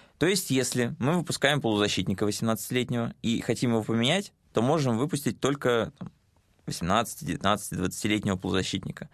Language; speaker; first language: Russian; native; Russian